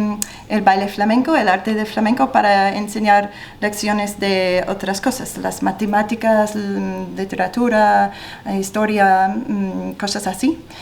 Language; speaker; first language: Spanish; non-native, fluent; English